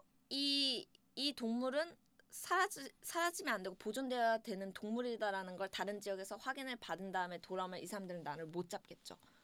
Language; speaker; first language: Korean; native; Korean